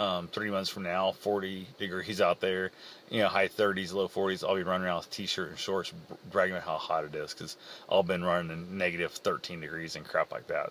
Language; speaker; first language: English; native; English